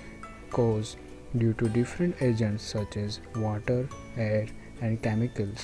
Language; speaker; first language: English; non-native, fluent; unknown